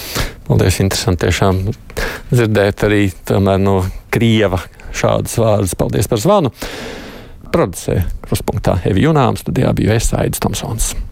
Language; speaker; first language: Latvian; native; Latvian